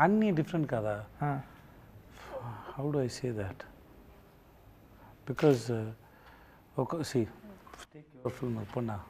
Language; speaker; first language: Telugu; non-native, learner; Tamil